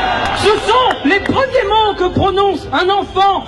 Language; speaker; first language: French; native; French